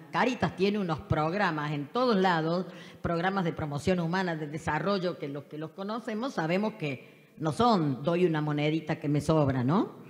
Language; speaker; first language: Spanish; native; Spanish